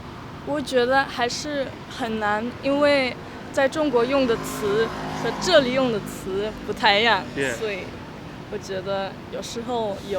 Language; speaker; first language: Chinese; non-native, learner; German